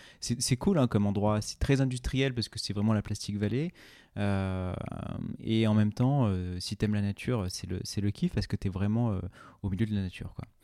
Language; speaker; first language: French; native; French